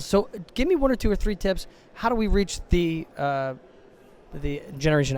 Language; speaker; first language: English; native; English